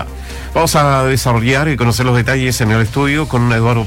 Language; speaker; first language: Spanish; native; Spanish